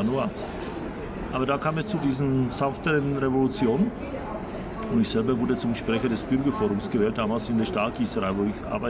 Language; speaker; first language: German; native; German